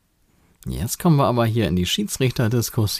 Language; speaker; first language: German; native; German